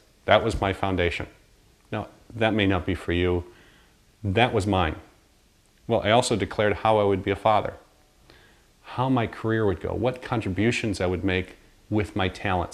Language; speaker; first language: English; native; English